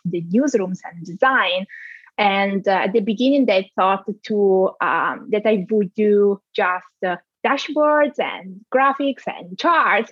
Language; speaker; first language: English; non-native, fluent; Italian